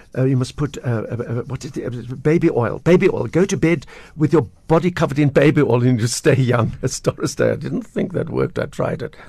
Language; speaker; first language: English; native; English